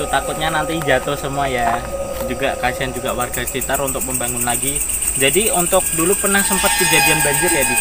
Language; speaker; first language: Indonesian; native; Indonesian